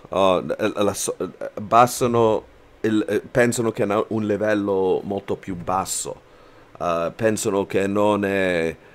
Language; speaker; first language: Italian; non-native, learner; English